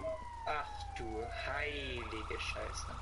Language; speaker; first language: German; native; German